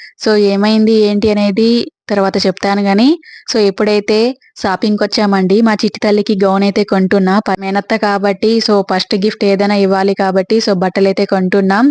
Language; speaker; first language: Telugu; non-native, local second language; Lambadi